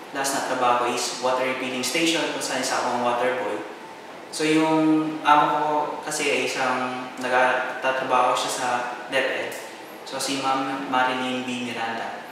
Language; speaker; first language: Filipino; non-native, local second language; Cebuano